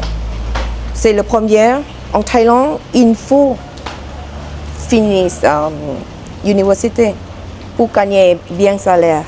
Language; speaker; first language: French; non-native, learner; Thai